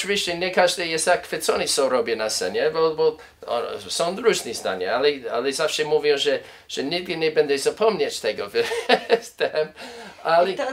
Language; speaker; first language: Polish; non-native, learner; English